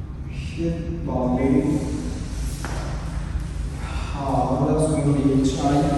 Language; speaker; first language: Vietnamese; non-native, learner; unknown